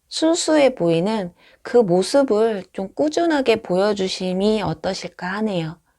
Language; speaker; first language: Korean; native; Korean